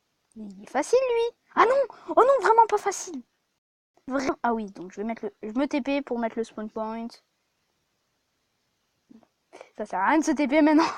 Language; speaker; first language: French; native; French